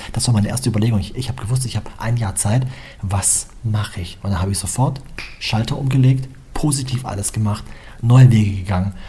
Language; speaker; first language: German; native; German